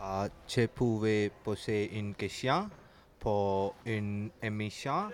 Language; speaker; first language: French; non-native, learner; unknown